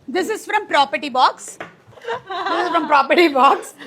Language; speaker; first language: Telugu; native; Telugu